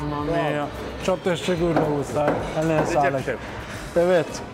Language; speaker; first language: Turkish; non-native, learner; Italian